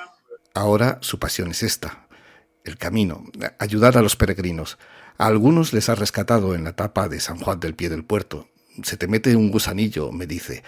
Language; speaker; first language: Spanish; native; Spanish